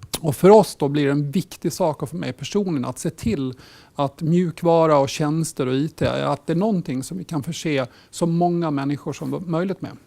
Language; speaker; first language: Swedish; early bilingual, heritage; Swedish